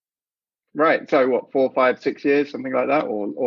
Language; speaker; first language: English; native; English